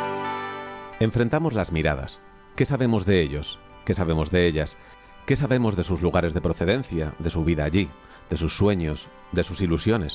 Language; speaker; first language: Spanish; native; Spanish